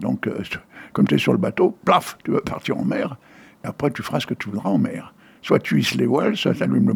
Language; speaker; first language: French; native; French